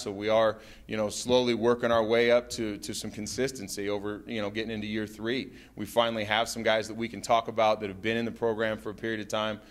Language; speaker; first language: English; native; English